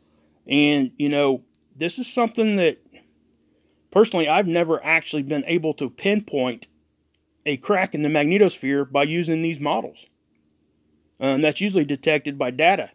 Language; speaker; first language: English; native; English